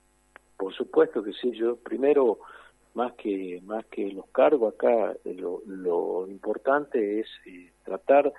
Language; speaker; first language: Spanish; native; Spanish